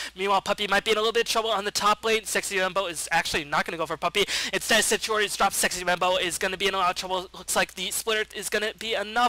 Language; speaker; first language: English; native; English